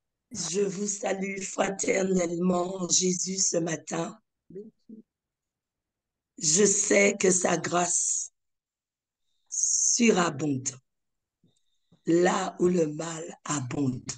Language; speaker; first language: French; native; French